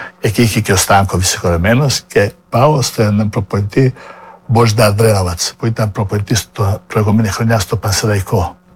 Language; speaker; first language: Greek; non-native, fluent; Serbian